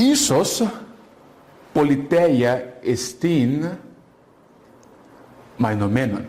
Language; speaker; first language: Greek; non-native, fluent; Portuguese